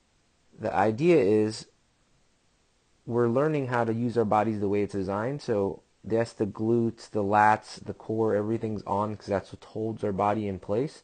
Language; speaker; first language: English; native; English